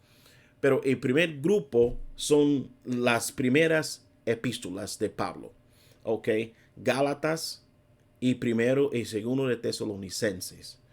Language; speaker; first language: Spanish; non-native, fluent; English